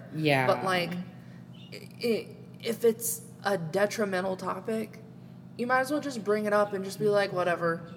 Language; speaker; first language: English; native; English